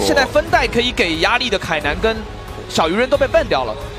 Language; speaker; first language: Chinese; native; Chinese